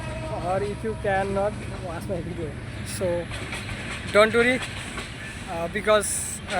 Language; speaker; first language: English; non-native, learner; Bangla